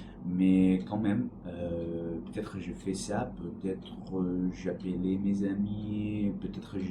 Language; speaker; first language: French; non-native, learner; Arabic